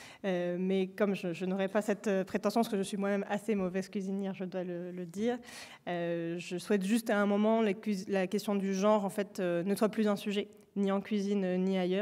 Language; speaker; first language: French; native; French